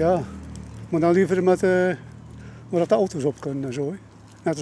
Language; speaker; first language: Dutch; native; Dutch